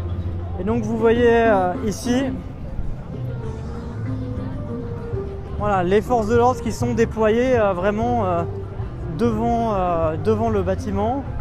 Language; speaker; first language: French; native; French